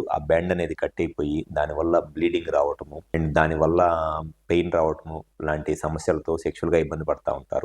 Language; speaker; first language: Telugu; native; Telugu